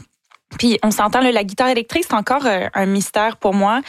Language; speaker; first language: French; native; French